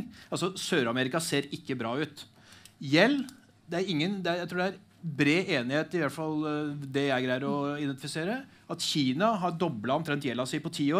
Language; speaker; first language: Norwegian; native; Norwegian